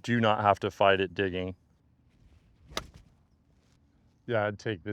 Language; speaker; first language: English; native; English